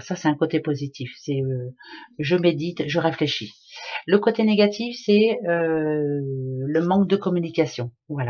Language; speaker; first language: French; native; French